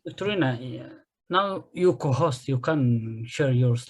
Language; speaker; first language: English; non-native, fluent; Arabic